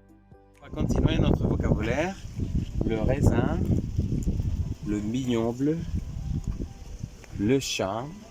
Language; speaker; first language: French; non-native, fluent; Spanish